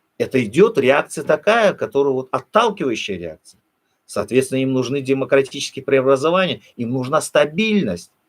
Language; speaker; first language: Russian; non-native, local second language; Turkmen